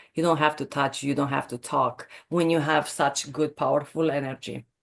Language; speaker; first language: English; non-native, fluent; Romanian